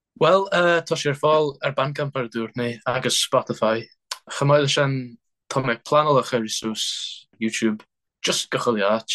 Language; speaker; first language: Irish; non-native, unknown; English